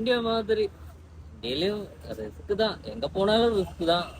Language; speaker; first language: Tamil; non-native, learner; Malayalam